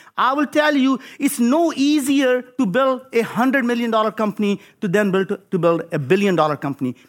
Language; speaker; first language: English; non-native, local second language; Hindi